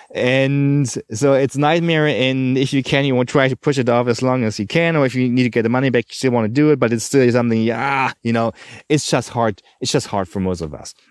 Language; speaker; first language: English; non-native, fluent; German